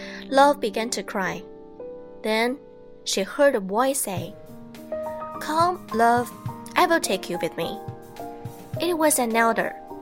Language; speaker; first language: English; non-native, fluent; Chinese